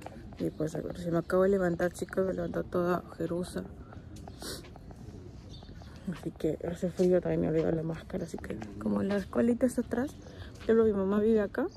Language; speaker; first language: Spanish; native; Spanish